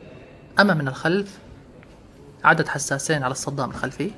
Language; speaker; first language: Arabic; native; Arabic